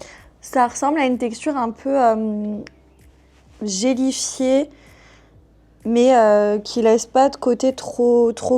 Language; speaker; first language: French; native; French